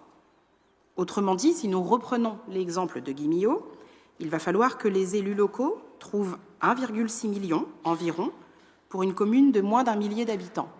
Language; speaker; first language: French; native; French